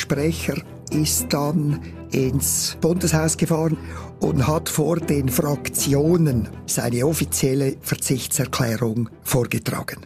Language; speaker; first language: German; native; German